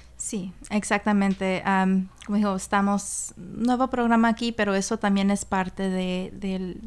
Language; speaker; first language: Spanish; early bilingual, heritage; Spanish